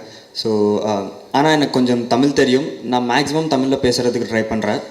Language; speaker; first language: Tamil; non-native, learner; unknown